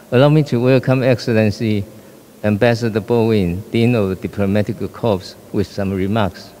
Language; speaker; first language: English; non-native, fluent; Chinese